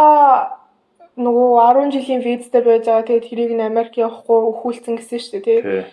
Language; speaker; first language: Mongolian; early bilingual, heritage; Mongolian